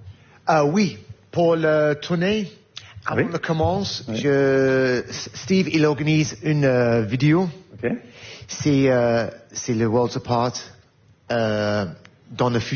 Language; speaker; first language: French; non-native, learner; English